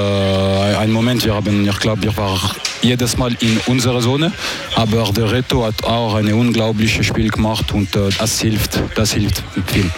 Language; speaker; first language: German; non-native, local second language; French